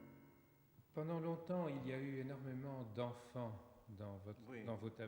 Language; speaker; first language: French; native; French